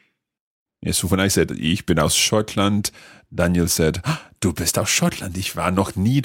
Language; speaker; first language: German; non-native, learner; English